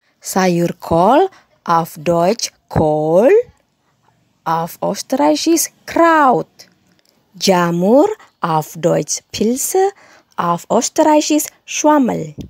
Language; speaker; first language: German; non-native, fluent; Indonesian